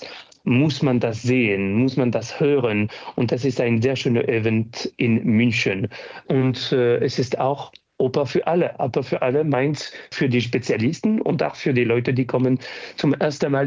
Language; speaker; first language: German; non-native, learner; French